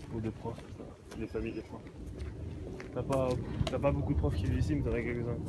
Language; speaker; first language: French; early bilingual, other home language; Japanese